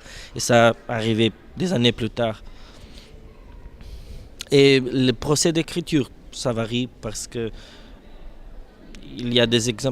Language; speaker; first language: French; non-native, fluent; Portuguese